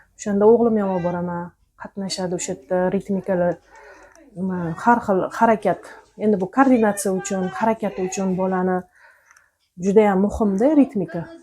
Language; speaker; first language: Uzbek; native; Uzbek